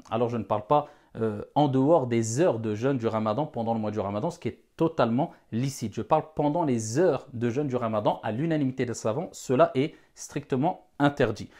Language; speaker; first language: French; non-native, local second language; Wolof